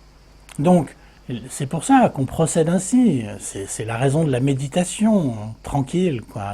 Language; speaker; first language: French; native; French